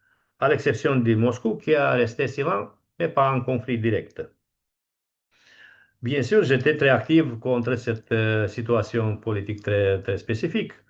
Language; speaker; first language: French; non-native, fluent; Romanian